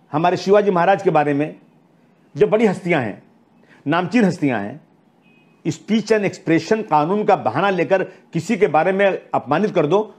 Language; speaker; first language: Hindi; native; Hindi